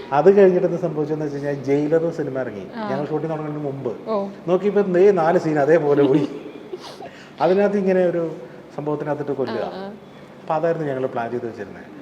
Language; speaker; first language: Malayalam; native; Malayalam